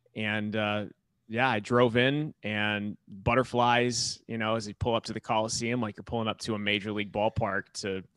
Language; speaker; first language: English; native; English